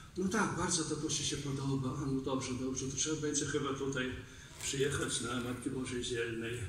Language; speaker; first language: Polish; non-native, fluent; Belarusian